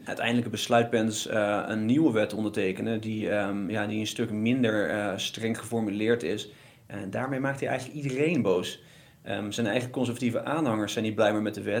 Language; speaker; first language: Dutch; native; Dutch